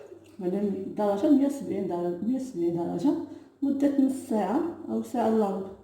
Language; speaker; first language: Arabic; native; Arabic